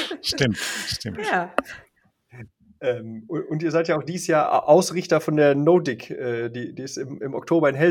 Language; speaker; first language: German; native; German